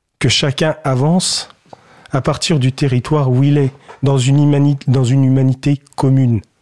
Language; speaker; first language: French; early bilingual, other home language; Kabyle